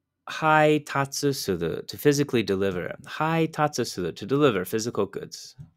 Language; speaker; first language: English; native; English